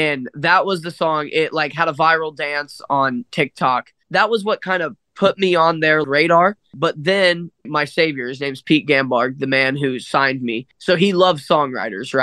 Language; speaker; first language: English; native; English